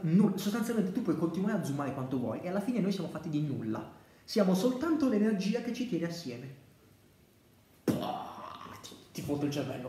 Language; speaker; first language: Italian; native; Italian